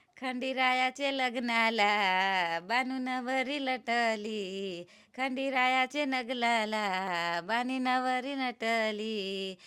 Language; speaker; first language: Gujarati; non-native, local second language; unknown